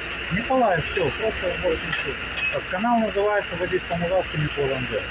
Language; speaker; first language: Russian; native; Russian